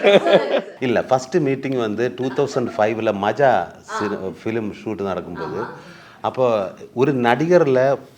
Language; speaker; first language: Tamil; non-native, learner; Malayalam